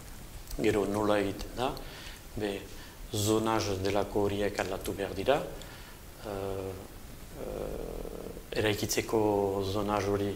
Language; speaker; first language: Basque; native; Basque